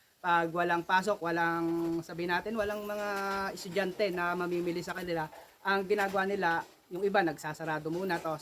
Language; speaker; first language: Filipino; non-native, local second language; Cebuano